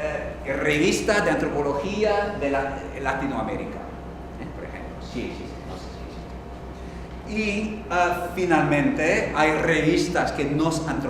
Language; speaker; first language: Spanish; non-native, fluent; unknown